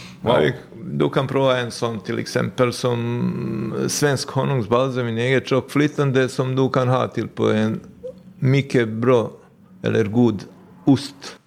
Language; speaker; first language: Swedish; non-native, fluent; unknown